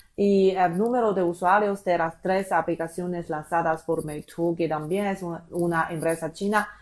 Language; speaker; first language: Spanish; non-native, fluent; Chinese